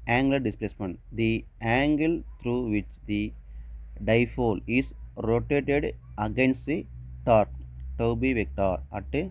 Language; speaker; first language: English; non-native, local second language; Tamil